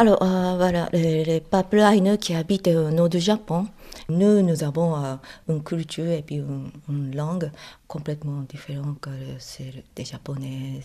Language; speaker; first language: French; non-native, fluent; Japanese